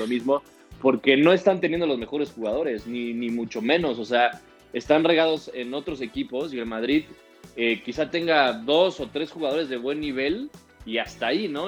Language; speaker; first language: Spanish; native; Spanish